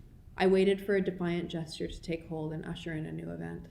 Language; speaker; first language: English; native; English